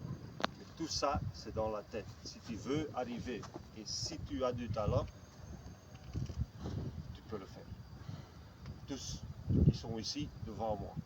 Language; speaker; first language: French; non-native, fluent; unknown